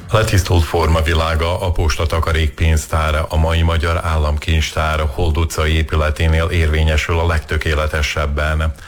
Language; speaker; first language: Hungarian; native; Hungarian